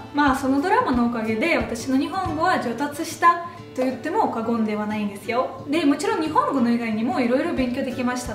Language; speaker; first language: Japanese; non-native, fluent; Russian